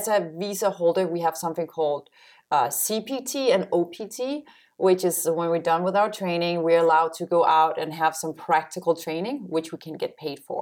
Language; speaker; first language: English; non-native, fluent; Danish